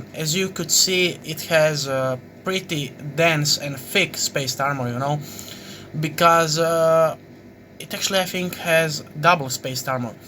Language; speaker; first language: English; non-native, fluent; Croatian